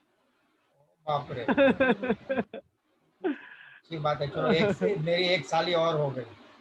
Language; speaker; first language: Hindi; native; Hindi